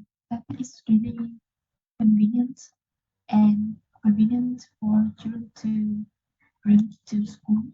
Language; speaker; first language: English; non-native, learner; Vietnamese